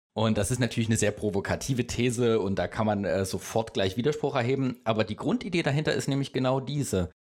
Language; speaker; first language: German; native; German